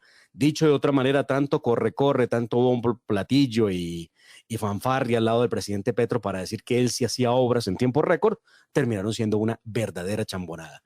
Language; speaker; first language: Spanish; native; Spanish